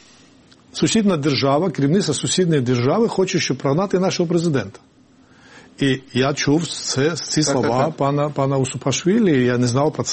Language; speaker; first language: Ukrainian; non-native, fluent; Georgian